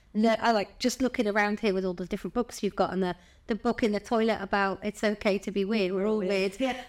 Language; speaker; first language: English; native; English